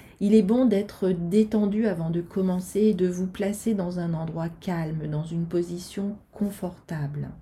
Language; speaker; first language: French; native; French